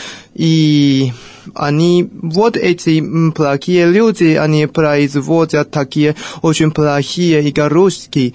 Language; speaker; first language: Russian; non-native, fluent; Chinese